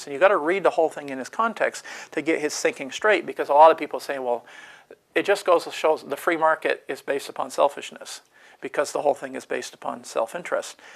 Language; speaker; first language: English; native; English